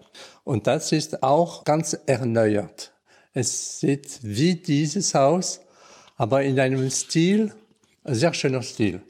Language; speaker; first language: German; non-native, learner; French